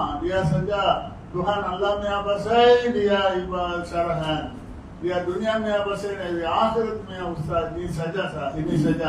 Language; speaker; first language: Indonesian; non-native, learner; Tamil